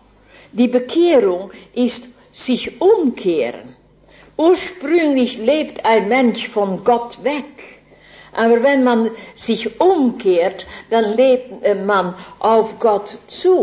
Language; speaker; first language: German; non-native, fluent; Dutch